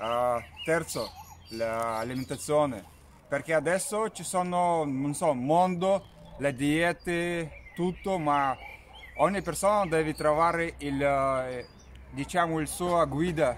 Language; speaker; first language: Italian; non-native, fluent; Russian